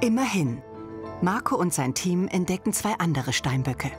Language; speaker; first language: German; native; German